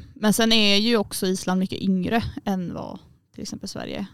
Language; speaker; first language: Swedish; native; Swedish